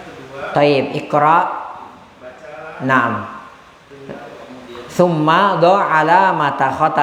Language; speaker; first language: Arabic; non-native, fluent; Indonesian